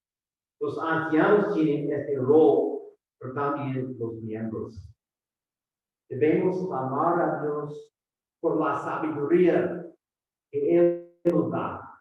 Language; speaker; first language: Spanish; non-native, fluent; English